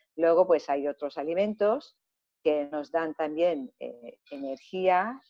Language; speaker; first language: Spanish; non-native, fluent; Greek